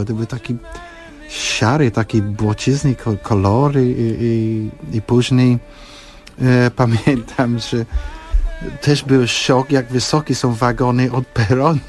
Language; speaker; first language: Polish; non-native, fluent; English